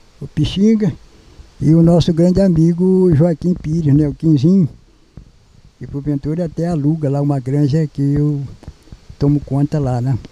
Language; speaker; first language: Portuguese; native; Portuguese